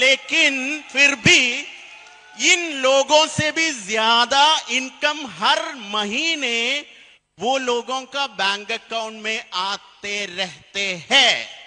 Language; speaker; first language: Hindi; non-native, fluent; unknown